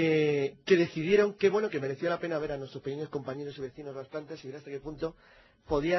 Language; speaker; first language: Spanish; native; Spanish